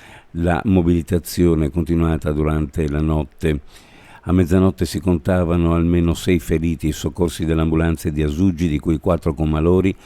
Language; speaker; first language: Italian; native; Italian